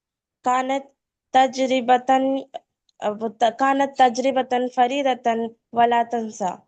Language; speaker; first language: Arabic; non-native, learner; Urdu